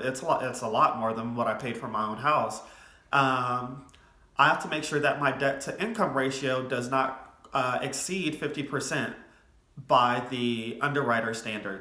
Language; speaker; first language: English; native; English